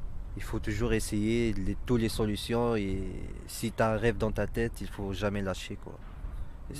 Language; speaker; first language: French; non-native, local second language; Arabic